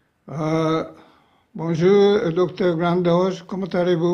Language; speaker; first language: French; non-native, fluent; Japanese